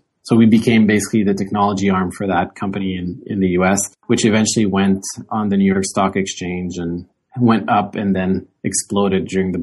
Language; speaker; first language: English; native; English